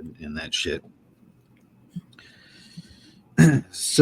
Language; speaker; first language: English; native; English